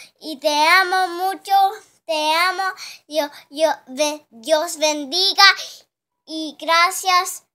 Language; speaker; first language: Spanish; early bilingual, heritage; Spanish